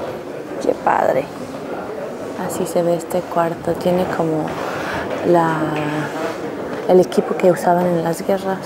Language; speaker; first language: Spanish; non-native, fluent; English